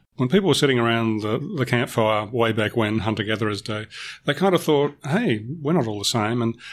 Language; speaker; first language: English; native; English